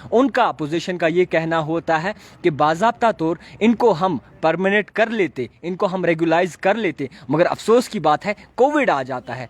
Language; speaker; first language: Hindi; non-native, local second language; Kashmiri